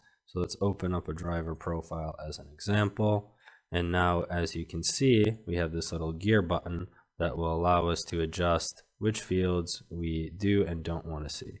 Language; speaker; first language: English; native; English